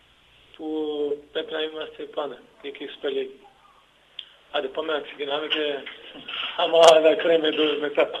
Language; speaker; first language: Greek; non-native, learner; Portuguese